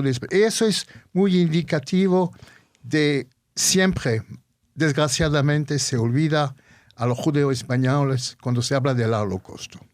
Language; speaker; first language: Spanish; early bilingual, heritage; Ladino